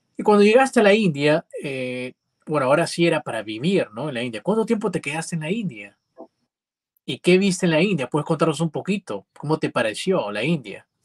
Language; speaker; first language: Spanish; native; Spanish